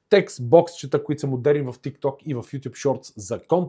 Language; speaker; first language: Bulgarian; native; Bulgarian